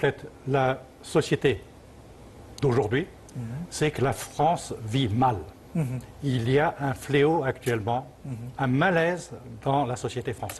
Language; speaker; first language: French; early bilingual, other home language; Chinese